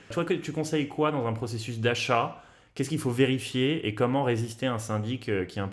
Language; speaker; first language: French; native; French